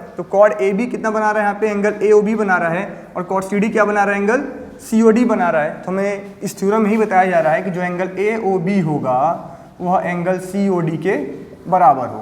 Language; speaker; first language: Hindi; native; Hindi